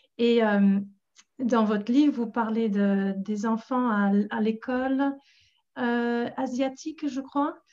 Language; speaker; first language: French; non-native, fluent; English